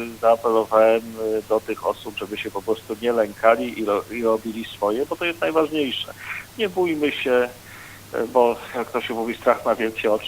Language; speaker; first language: Polish; native; Polish